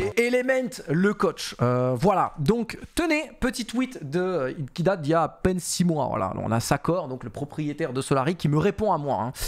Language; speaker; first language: French; native; French